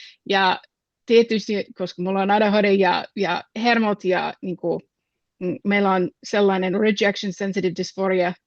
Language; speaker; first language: Finnish; non-native, fluent; English